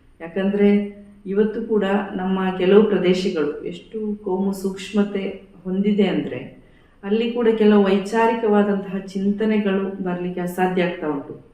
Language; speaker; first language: Kannada; non-native, local second language; Badaga